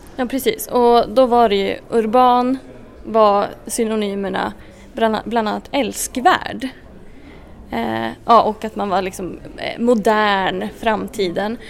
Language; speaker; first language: Swedish; native; Swedish